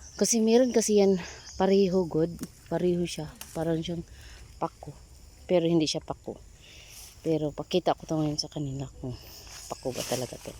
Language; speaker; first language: Filipino; non-native, local second language; Cebuano